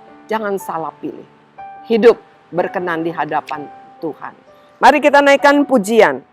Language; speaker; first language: Indonesian; native; Indonesian